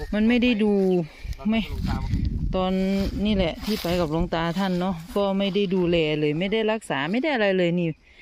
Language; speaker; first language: Thai; non-native, local second language; Lao